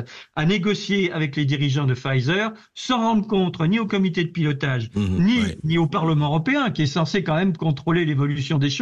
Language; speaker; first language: French; native; French